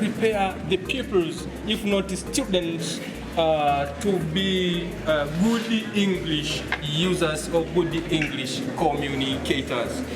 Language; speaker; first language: English; non-native, local second language; Swahili